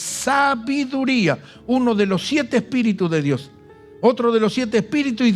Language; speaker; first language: Spanish; native; Spanish